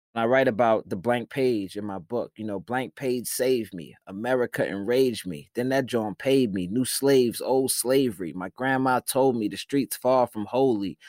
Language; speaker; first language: English; early bilingual, other home language; Shona